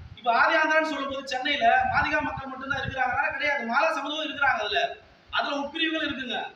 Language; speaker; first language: Tamil; non-native, local second language; Telugu